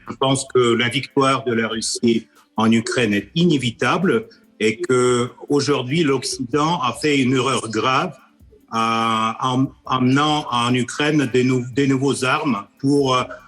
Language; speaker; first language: French; non-native, fluent; Russian